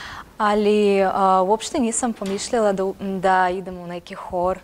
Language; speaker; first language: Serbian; non-native, fluent; Russian